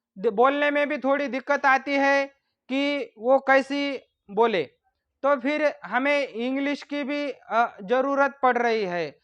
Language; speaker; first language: Hindi; non-native, local second language; Marathi